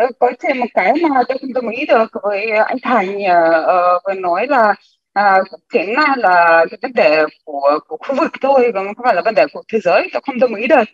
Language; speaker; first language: Vietnamese; non-native, fluent; Ukrainian